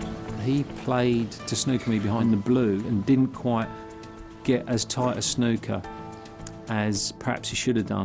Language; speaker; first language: English; native; English